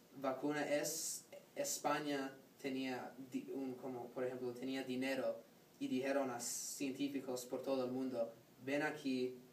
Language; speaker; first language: Spanish; non-native, learner; English